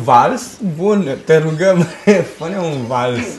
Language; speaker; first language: Romanian; native; Romanian